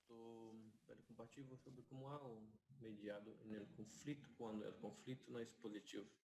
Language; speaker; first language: Portuguese; non-native, local second language; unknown